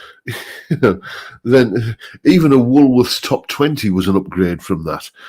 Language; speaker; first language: English; native; English